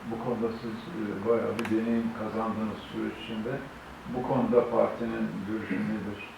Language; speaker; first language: Turkish; native; Turkish